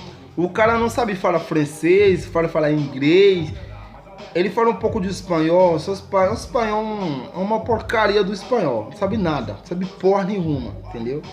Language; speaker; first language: Portuguese; non-native, learner; Haitian Creole